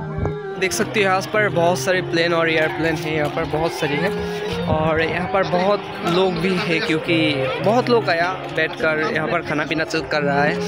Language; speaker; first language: Hindi; non-native, learner; Bangla